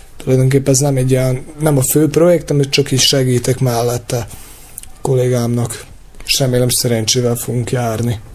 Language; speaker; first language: Hungarian; native; Hungarian